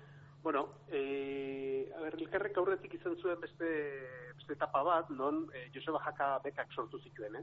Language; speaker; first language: Basque; native; Basque